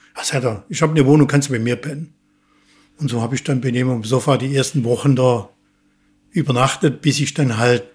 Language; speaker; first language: German; native; German